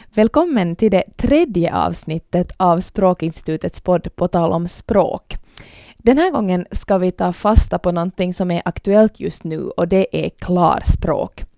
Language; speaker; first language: Swedish; native; Swedish